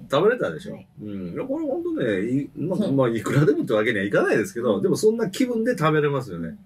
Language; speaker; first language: Japanese; native; Japanese